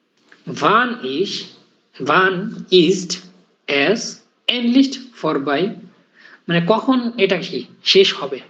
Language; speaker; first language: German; non-native, fluent; Bangla